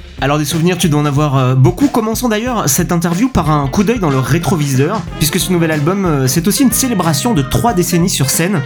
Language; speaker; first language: French; native; French